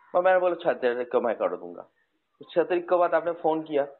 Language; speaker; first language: Hindi; non-native, local second language; Bangla